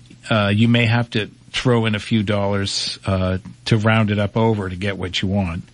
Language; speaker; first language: English; native; English